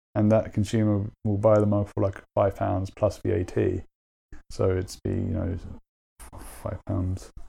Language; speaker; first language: English; native; English